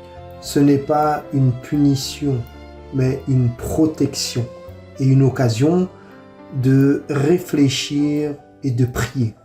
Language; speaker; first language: French; native; French